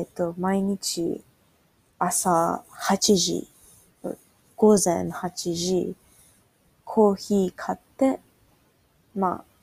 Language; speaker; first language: Japanese; non-native, learner; English